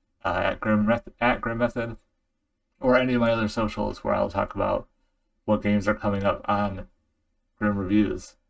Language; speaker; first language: English; native; English